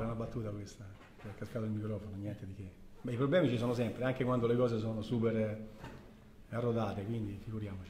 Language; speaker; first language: Italian; native; Italian